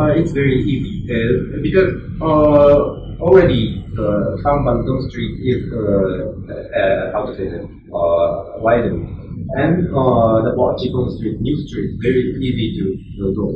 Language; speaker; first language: English; non-native, learner; Japanese